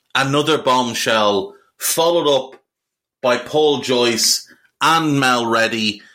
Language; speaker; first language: English; native; English